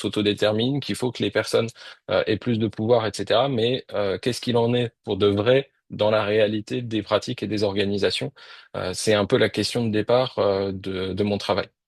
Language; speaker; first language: French; native; French